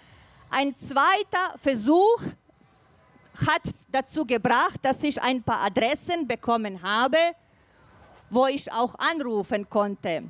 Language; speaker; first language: German; non-native, fluent; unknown